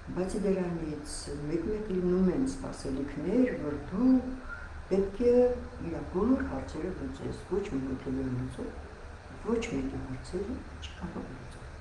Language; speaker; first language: Armenian; non-native, local second language; Russian